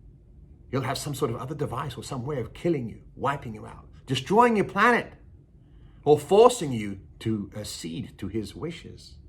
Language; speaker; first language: English; native; English